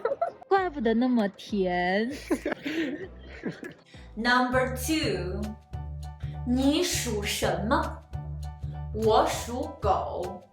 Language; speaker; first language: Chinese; non-native, learner; Arabic